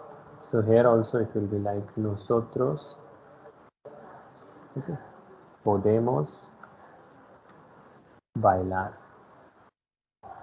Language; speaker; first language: Spanish; non-native, fluent; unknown